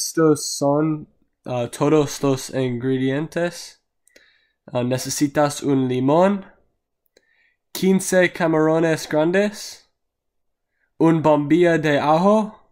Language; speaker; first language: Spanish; non-native, learner; English